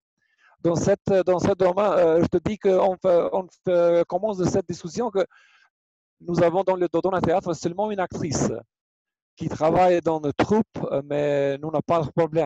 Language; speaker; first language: French; non-native, learner; Albanian